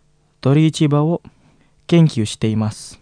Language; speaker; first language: Japanese; non-native, fluent; Indonesian